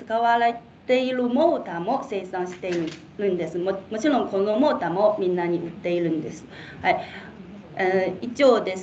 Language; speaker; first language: Japanese; non-native, fluent; Chinese